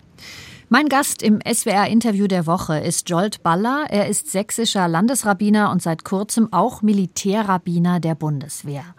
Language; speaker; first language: German; native; German